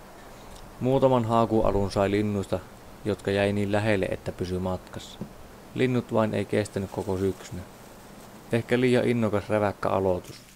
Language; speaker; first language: Finnish; native; Finnish